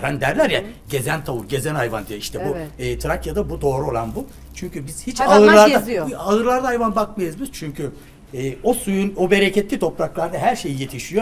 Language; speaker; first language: Turkish; native; Turkish